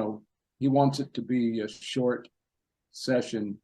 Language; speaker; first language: English; native; English